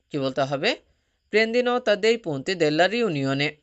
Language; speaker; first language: Italian; non-native, fluent; Bangla